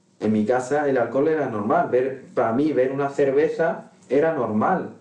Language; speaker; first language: Spanish; non-native, local second language; Arabic